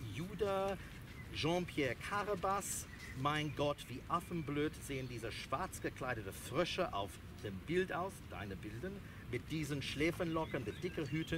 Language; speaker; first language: German; non-native, fluent; English